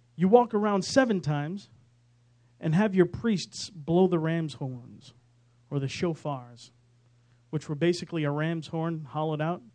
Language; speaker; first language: English; native; English